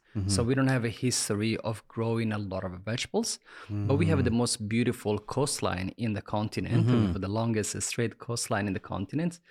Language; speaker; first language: English; non-native, fluent; Italian